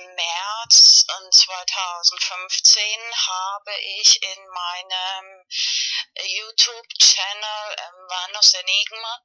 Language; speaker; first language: German; non-native, fluent; Spanish